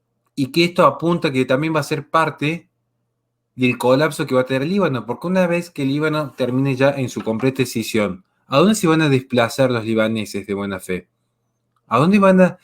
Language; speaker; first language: Spanish; native; Spanish